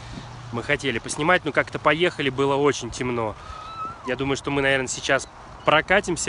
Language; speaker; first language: Russian; native; Russian